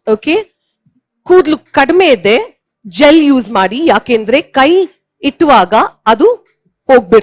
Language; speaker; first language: Kannada; non-native, learner; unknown